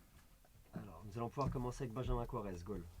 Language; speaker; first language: French; native; French